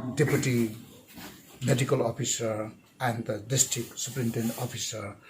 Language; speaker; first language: English; non-native, local second language; Nepali